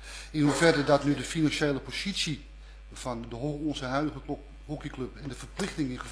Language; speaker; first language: Dutch; native; Dutch